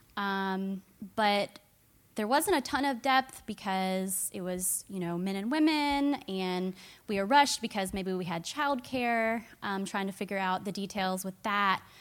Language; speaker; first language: English; native; English